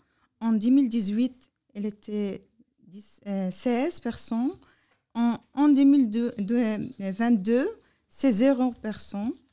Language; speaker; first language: French; non-native, learner; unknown